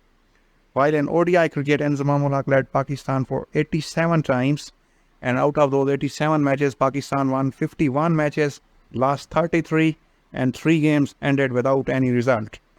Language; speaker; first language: English; non-native, local second language; Urdu